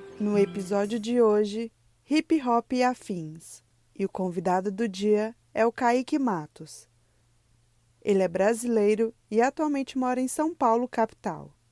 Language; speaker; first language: Portuguese; native; Portuguese